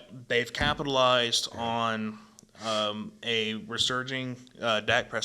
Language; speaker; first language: English; native; English